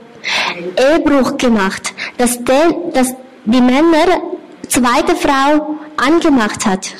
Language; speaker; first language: German; non-native, learner; Thai